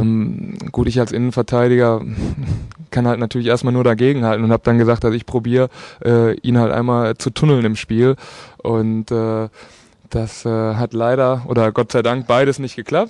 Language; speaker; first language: German; native; German